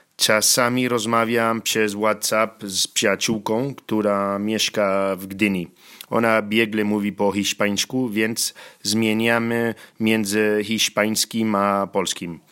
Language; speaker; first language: Polish; non-native, learner; Spanish